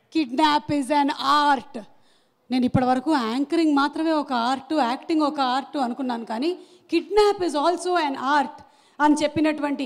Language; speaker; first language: Telugu; native; Telugu